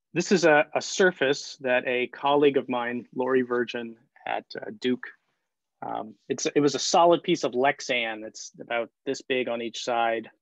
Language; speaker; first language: English; native; English